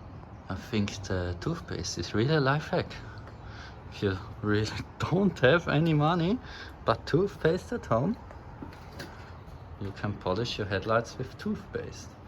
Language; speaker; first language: English; non-native, fluent; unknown